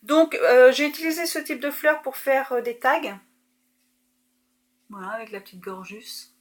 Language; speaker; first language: French; native; French